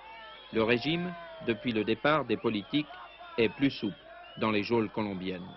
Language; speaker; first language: French; native; French